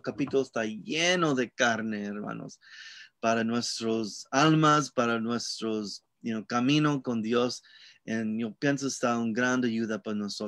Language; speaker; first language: Spanish; non-native, learner; English